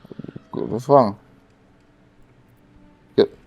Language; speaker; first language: German; native; German